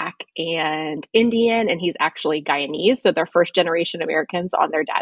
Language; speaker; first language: English; native; English